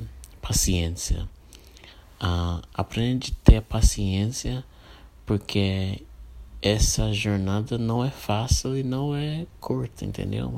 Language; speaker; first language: Portuguese; non-native, fluent; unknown